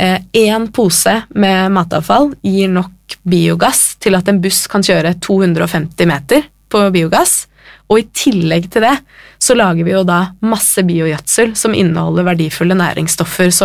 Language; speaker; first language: Norwegian; native; Norwegian